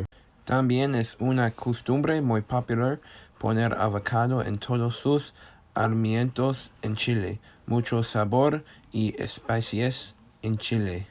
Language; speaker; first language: Spanish; non-native, learner; English